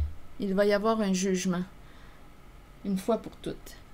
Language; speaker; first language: French; native; French